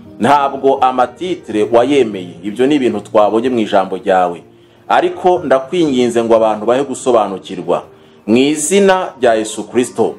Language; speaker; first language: Kinyarwanda; early bilingual, heritage; Kinyarwanda